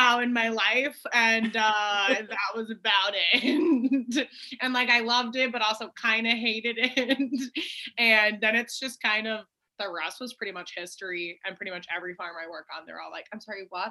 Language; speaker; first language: English; native; English